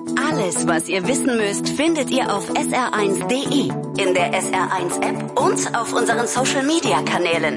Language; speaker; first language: German; native; German